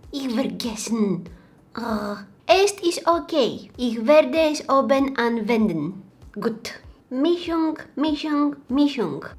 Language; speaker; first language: German; non-native, learner; Bulgarian